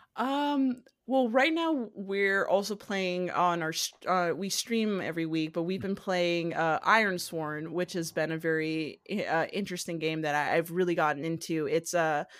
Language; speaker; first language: English; native; English